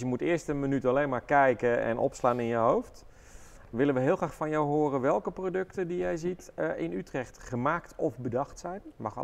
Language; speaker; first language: Dutch; native; Dutch